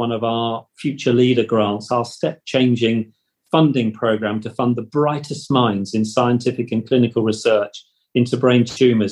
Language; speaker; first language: English; native; English